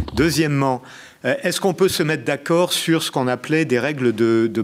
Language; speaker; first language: French; native; French